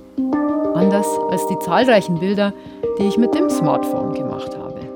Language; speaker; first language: German; native; German